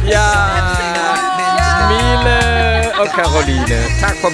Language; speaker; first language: Danish; non-native, learner; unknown